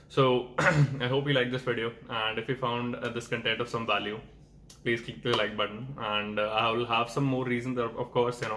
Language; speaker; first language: English; non-native, local second language; Punjabi